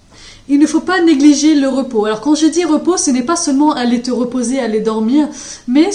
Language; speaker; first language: French; native; French